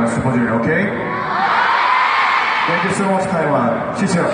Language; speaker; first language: Chinese; non-native, learner; Korean